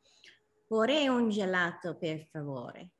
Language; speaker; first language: Italian; non-native, learner; English